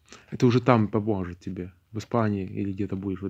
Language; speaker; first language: Russian; native; Russian